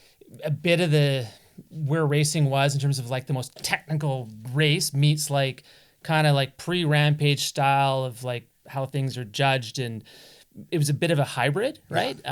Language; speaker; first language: English; native; English